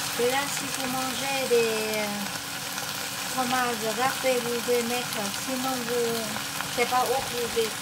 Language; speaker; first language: French; non-native, learner; Vietnamese